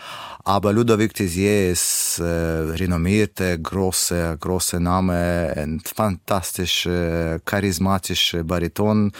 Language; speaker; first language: German; non-native, fluent; Russian